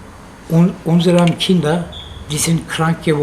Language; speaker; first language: German; non-native, learner; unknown